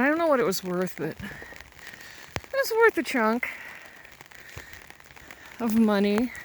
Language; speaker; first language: English; native; English